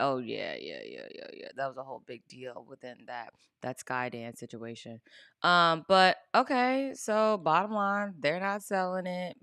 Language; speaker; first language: English; native; English